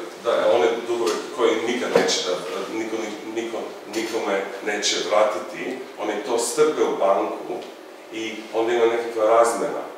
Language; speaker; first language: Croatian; non-native, fluent; English